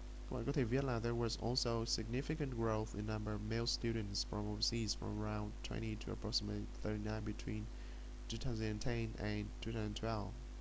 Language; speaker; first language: English; non-native, fluent; Vietnamese